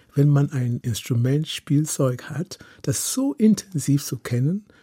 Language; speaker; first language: German; non-native, fluent; Yoruba